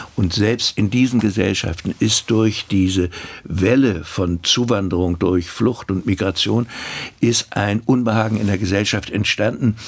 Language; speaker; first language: German; native; German